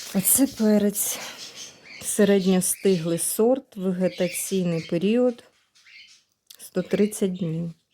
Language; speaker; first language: Ukrainian; native; Ukrainian